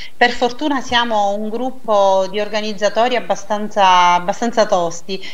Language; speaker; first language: Italian; native; Italian